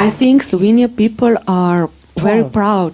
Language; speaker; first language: English; non-native, learner; Slovenian